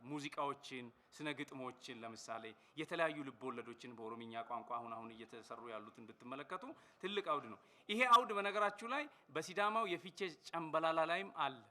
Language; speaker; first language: Amharic; non-native, local second language; Oromo